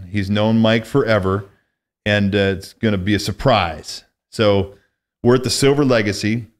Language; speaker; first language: English; native; English